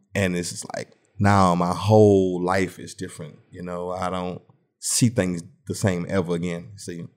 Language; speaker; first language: English; native; English